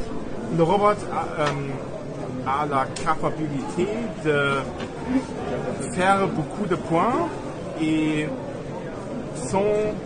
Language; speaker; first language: French; non-native, learner; German